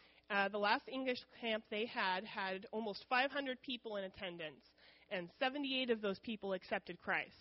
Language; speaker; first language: English; native; English